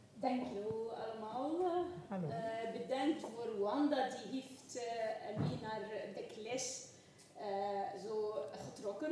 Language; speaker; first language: Dutch; non-native, learner; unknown